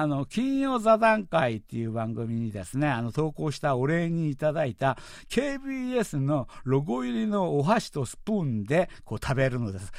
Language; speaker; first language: Japanese; non-native, fluent; Korean